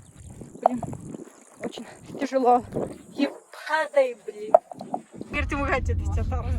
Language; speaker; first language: Russian; non-native, learner; Mongolian